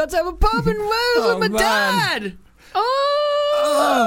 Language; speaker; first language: English; native; English